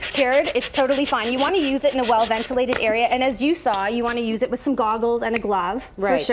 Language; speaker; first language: English; native; English